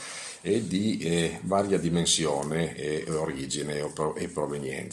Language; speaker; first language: Italian; native; Italian